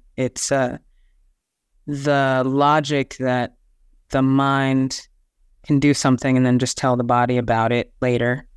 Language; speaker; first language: English; native; English